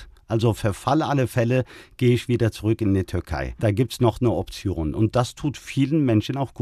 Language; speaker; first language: German; early bilingual, other home language; Turkish